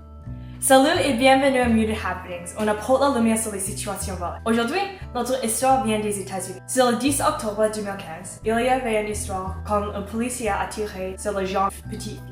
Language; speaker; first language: French; non-native, local second language; English